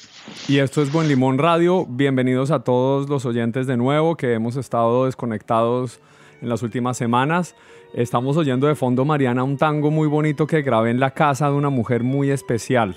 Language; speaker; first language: Spanish; native; Spanish